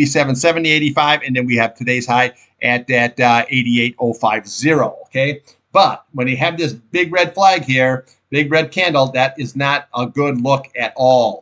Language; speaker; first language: English; native; English